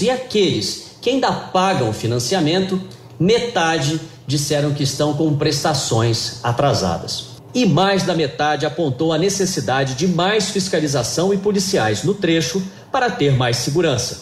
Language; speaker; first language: Portuguese; native; Portuguese